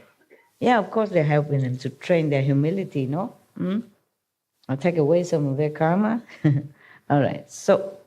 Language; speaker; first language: English; non-native, fluent; Vietnamese